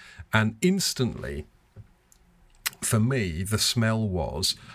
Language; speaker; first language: English; native; English